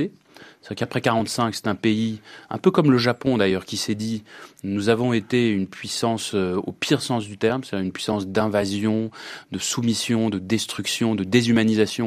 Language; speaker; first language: French; native; French